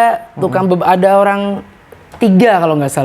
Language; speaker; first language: Malay; native; Malay